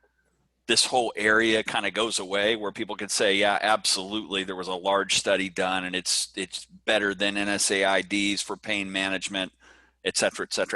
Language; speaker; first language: English; native; English